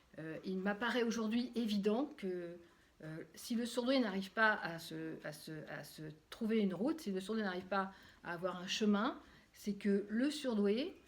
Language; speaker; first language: French; native; French